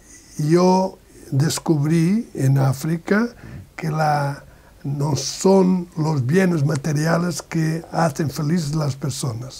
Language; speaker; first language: Spanish; non-native, learner; Portuguese